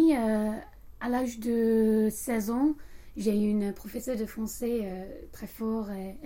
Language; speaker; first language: French; non-native, learner; English